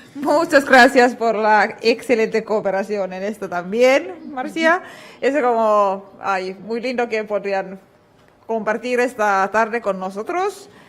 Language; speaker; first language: Spanish; non-native, fluent; Finnish